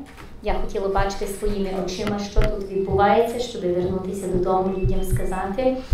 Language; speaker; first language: Ukrainian; early bilingual, heritage; English